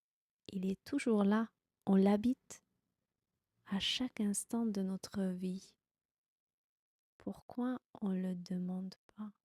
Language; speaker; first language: French; non-native, fluent; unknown